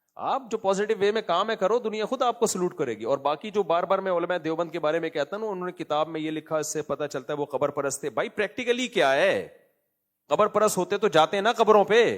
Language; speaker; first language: Urdu; native; Urdu